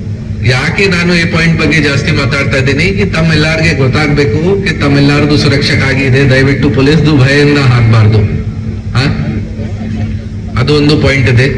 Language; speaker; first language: Kannada; non-native, local second language; Hindi